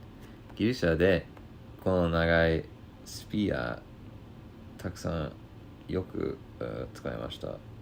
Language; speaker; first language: Japanese; non-native, learner; English